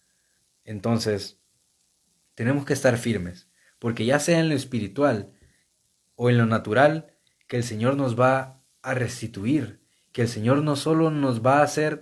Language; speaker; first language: Spanish; native; Spanish